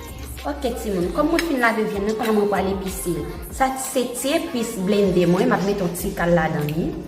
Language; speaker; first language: French; early bilingual, heritage; Haitian Creole